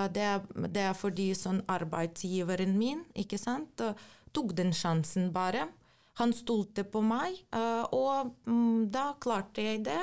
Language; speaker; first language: Norwegian; non-native, fluent; Ukrainian